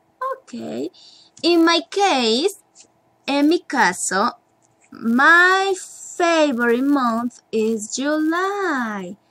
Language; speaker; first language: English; non-native, learner; Spanish